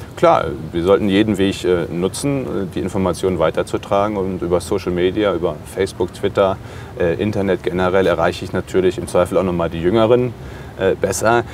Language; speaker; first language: German; native; German